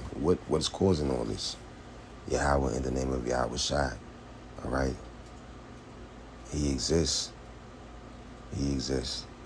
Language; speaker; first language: English; native; English